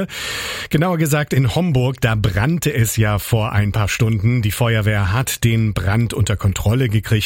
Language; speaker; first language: German; native; German